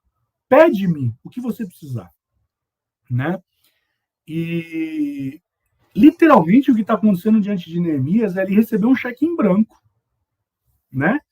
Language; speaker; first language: Portuguese; native; Portuguese